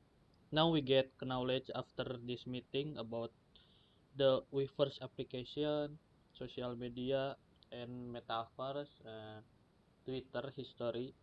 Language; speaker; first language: English; non-native, learner; Indonesian